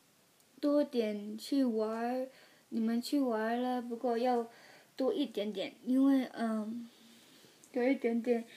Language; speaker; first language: Chinese; early bilingual, heritage; Chinese